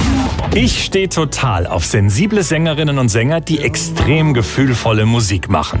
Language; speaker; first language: German; native; German